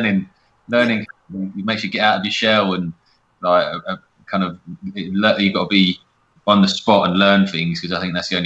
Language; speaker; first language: English; native; English